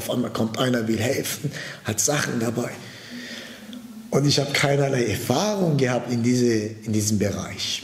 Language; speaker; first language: German; early bilingual, other home language; Turkish